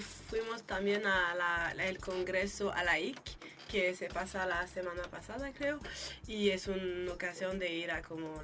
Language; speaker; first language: Spanish; non-native, learner; French